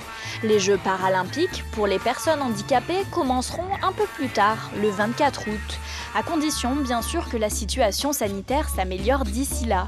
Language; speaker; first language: French; native; French